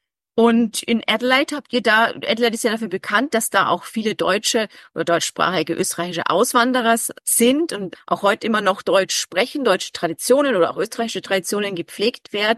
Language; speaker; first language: German; native; German